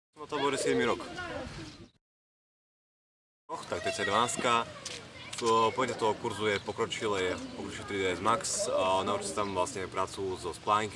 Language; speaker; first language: Slovak; native; Slovak